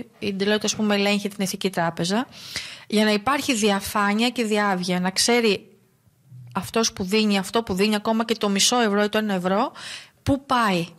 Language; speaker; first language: Greek; native; Greek